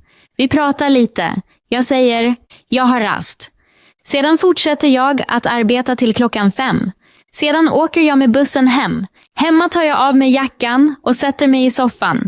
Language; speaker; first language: Swedish; non-native, fluent; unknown